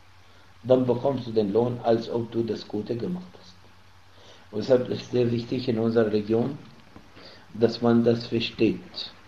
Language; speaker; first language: German; non-native, fluent; Arabic